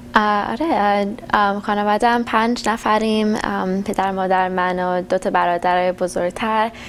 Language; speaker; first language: Persian; early bilingual, heritage; Persian